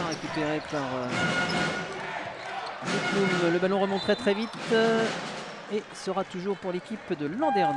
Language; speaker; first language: French; native; French